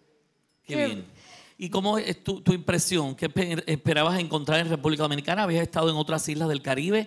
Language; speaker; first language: Spanish; native; Spanish